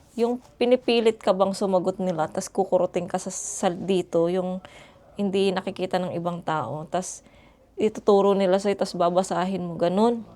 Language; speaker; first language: Filipino; native; Filipino